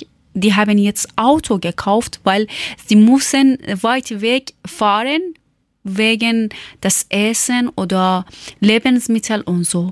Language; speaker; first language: German; non-native, learner; Persian